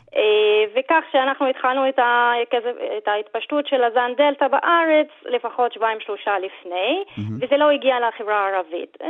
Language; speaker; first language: Hebrew; non-native, local second language; Arabic